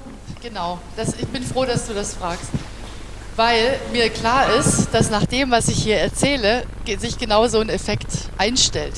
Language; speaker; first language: German; native; German